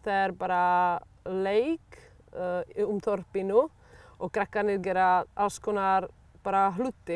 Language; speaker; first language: Icelandic; non-native, learner; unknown